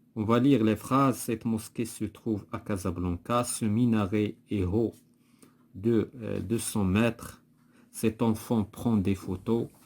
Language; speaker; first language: French; non-native, local second language; Arabic